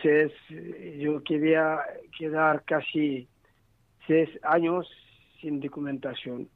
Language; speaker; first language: Spanish; non-native, learner; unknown